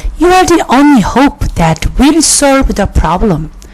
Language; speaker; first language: English; non-native, fluent; Korean